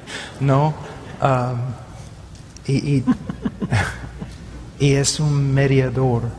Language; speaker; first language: Spanish; non-native, fluent; English